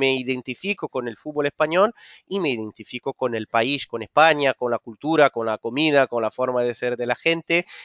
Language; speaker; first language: Spanish; non-native, fluent; Portuguese